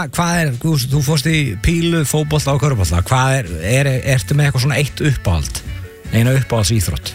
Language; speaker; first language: Icelandic; native; Icelandic